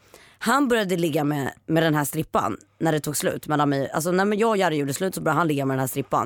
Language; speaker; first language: Swedish; native; Swedish